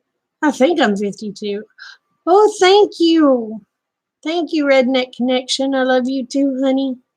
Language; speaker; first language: English; native; English